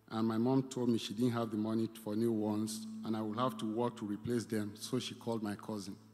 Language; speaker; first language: English; non-native, local second language; Igbo